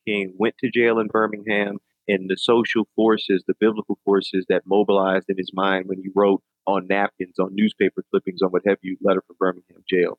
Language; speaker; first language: English; native; English